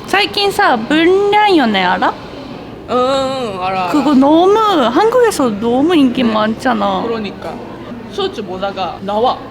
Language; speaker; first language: Korean; non-native, fluent; Japanese